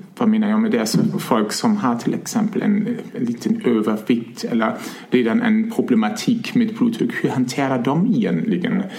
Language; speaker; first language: Swedish; non-native, fluent; German